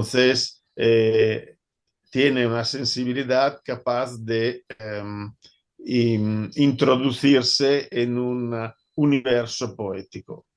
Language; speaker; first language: Spanish; non-native, fluent; Italian